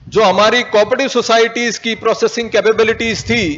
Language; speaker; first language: Hindi; native; Hindi